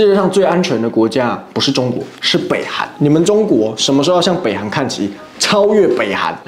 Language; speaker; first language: Chinese; native; Chinese